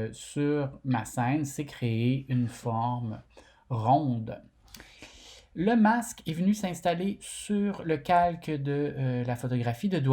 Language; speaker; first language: French; native; French